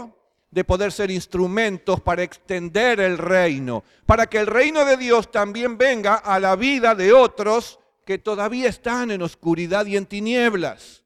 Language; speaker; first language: Spanish; native; Spanish